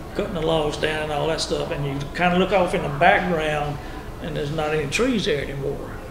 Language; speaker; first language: English; native; English